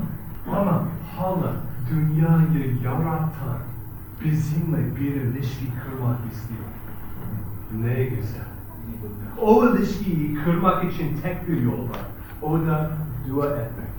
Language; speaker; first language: Turkish; non-native, fluent; English